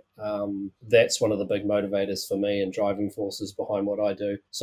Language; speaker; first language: English; native; English